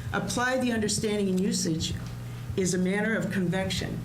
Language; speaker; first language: English; native; English